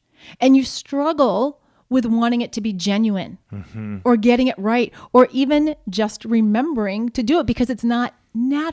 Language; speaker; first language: English; native; English